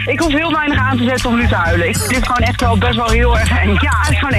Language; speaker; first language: Dutch; native; Dutch